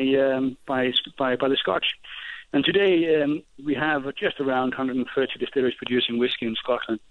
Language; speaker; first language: English; non-native, fluent; Danish